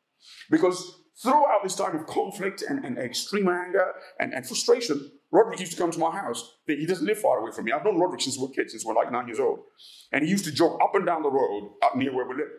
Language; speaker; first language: English; non-native, local second language; Ganda